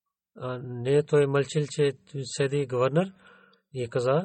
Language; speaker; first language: Bulgarian; non-native, learner; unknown